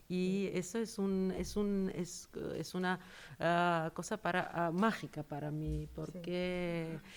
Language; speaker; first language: Spanish; non-native, fluent; Georgian